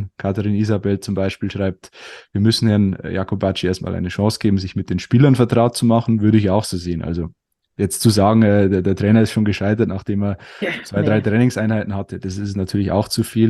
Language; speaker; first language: German; native; German